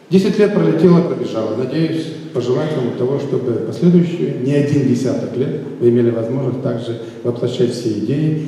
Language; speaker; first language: Russian; native; Russian